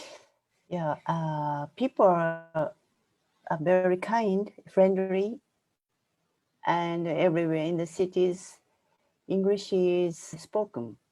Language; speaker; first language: English; non-native, fluent; Japanese